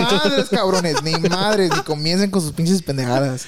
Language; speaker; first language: Spanish; early bilingual, heritage; Spanish